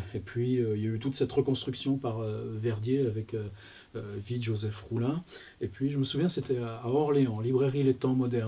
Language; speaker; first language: French; native; French